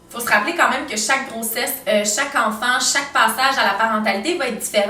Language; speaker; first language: French; native; French